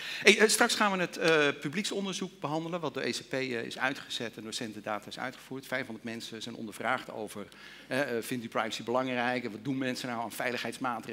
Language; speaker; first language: Dutch; native; Dutch